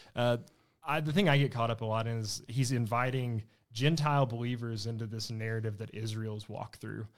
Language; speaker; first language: English; native; English